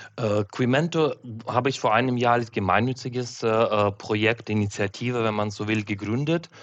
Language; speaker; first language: German; non-native, fluent; Ukrainian